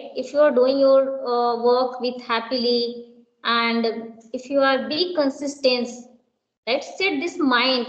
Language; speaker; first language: English; non-native, local second language; Hindi